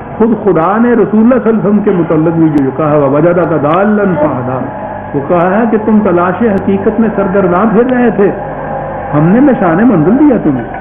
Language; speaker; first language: Urdu; non-native, local second language; Punjabi